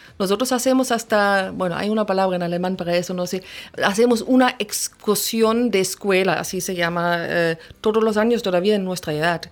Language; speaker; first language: Spanish; non-native, fluent; German